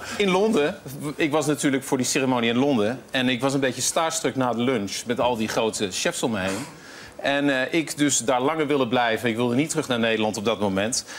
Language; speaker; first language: Dutch; native; Dutch